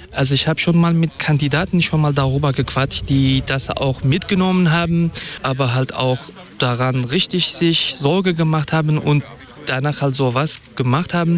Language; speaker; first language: German; non-native, fluent; Kurdish